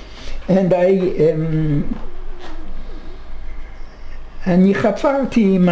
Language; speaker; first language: Hebrew; non-native, fluent; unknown